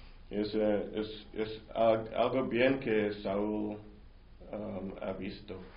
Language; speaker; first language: Spanish; non-native, learner; English